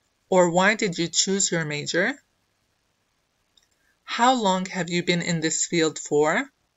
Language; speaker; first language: English; non-native, fluent; Arabic